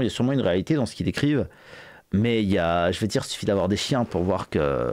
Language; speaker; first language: French; native; French